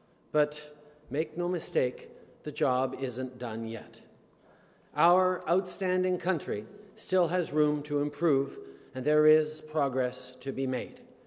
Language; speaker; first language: English; early bilingual, other home language; French